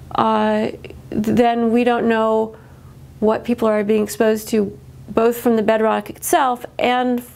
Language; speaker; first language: English; native; English